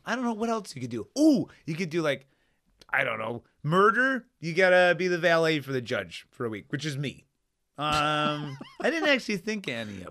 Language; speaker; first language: English; native; English